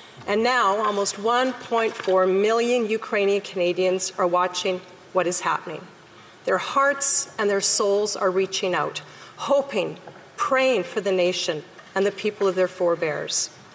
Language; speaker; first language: English; native; English